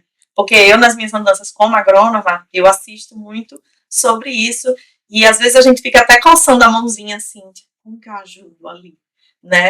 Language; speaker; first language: Portuguese; native; Portuguese